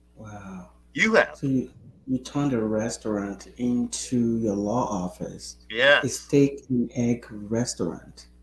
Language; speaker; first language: English; non-native, local second language; Yoruba